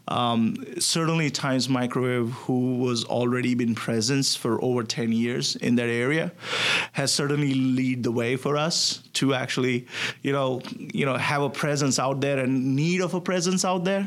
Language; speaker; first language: English; non-native, local second language; Gujarati